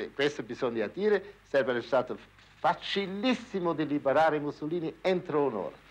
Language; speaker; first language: Italian; non-native, fluent; German